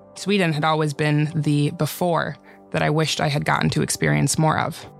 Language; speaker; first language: English; early bilingual, other home language; Swedish